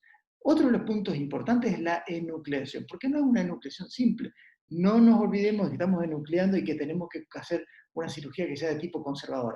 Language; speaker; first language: Spanish; native; Spanish